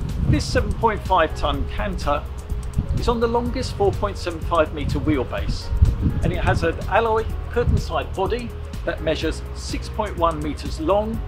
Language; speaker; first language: English; native; English